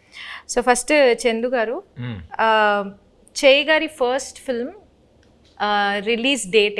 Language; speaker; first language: Telugu; native; Telugu